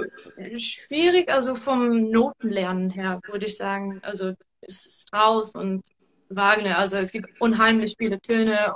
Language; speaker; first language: German; non-native, fluent; English